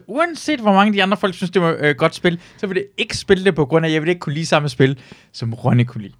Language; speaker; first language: Danish; early bilingual, other home language; Persian